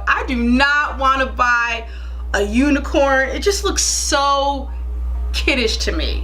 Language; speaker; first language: English; native; English